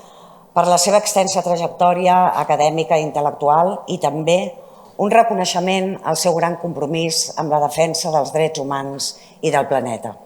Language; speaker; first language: Catalan; native; Catalan